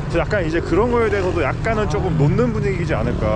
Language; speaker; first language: Korean; native; Korean